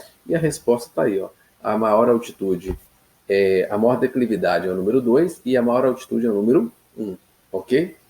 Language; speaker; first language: Portuguese; native; Portuguese